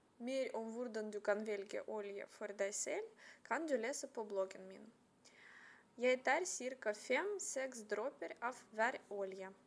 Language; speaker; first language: Swedish; non-native, learner; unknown